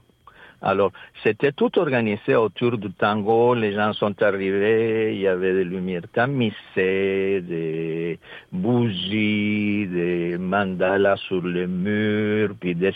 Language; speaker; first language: French; non-native, fluent; Spanish